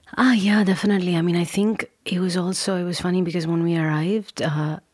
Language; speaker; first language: English; non-native, local second language; Urdu